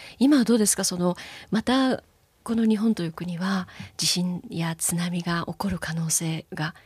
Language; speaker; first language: Japanese; native; Japanese